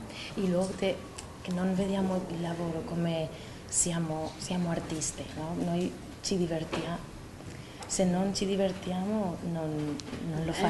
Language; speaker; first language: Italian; non-native, learner; Spanish